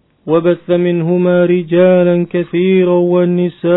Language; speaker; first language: Arabic; non-native, fluent; Indonesian